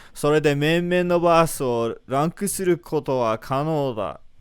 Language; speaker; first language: Japanese; non-native, learner; English